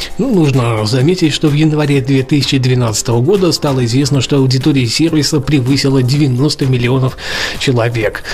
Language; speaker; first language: Russian; native; Russian